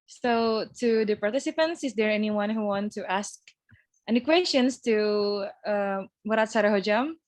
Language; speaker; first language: English; non-native, fluent; Indonesian